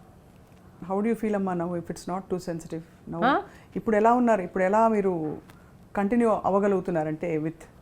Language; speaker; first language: Telugu; native; Telugu